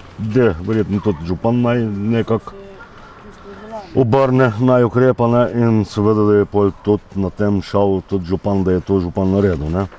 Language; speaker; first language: Slovenian; non-native, local second language; Romany